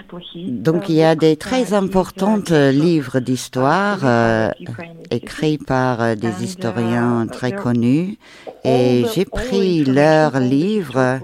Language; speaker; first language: French; non-native, fluent; Ukrainian